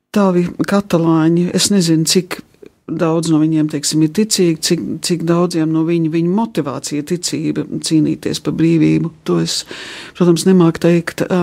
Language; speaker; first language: Latvian; early bilingual, heritage; Latvian